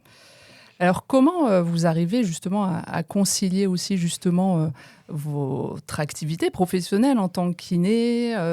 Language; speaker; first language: French; native; French